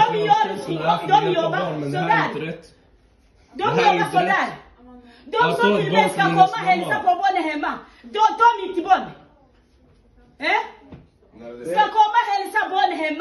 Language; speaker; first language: Swedish; non-native, learner; Somali